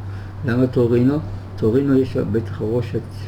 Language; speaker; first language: Hebrew; early bilingual, other home language; German